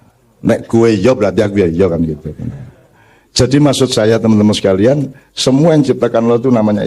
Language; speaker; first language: Indonesian; native; Indonesian